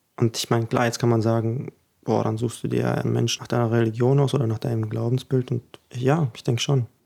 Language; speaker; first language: German; early bilingual, other home language; Ukrainian